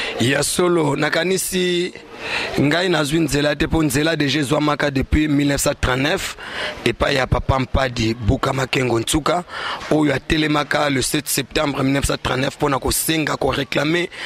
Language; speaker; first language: Lingala; non-native, local second language; Kongo